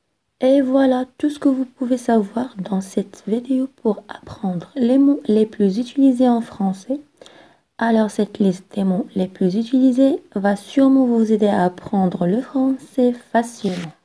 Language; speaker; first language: French; non-native, local second language; Arabic